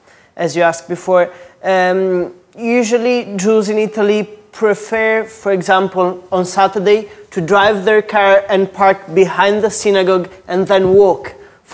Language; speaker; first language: English; non-native, fluent; Italian